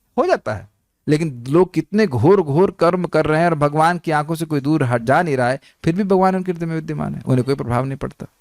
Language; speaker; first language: Hindi; native; Hindi